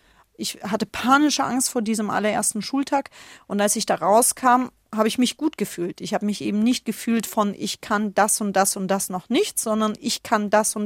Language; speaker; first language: German; early bilingual, other home language; Russian